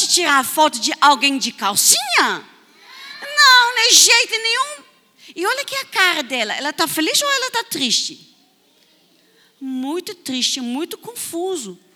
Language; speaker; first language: Portuguese; non-native, fluent; Dutch